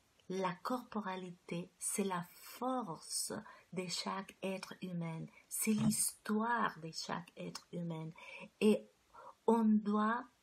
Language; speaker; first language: French; non-native, fluent; Spanish